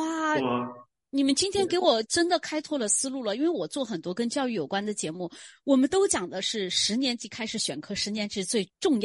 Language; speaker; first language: Chinese; native; Chinese